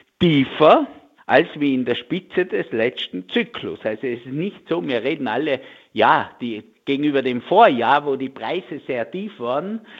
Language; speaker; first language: German; native; German